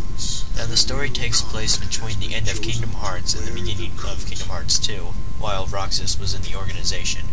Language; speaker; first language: English; native; English